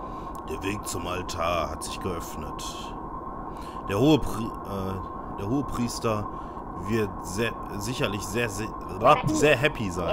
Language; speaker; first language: German; native; German